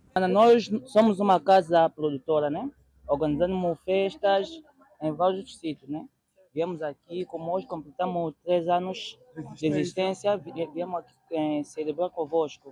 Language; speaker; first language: Portuguese; non-native, learner; Lingala